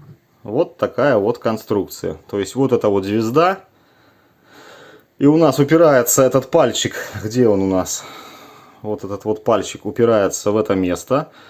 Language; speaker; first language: Russian; native; Russian